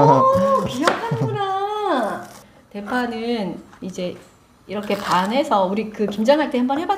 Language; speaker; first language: Korean; native; Korean